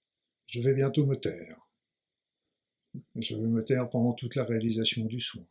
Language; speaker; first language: French; native; French